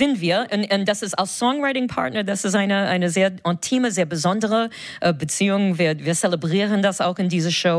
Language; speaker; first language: German; non-native, fluent; English